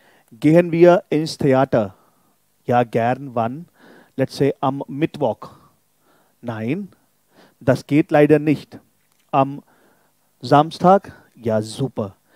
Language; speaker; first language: German; non-native, fluent; Hindi